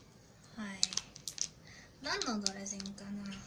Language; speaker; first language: Japanese; non-native, fluent; German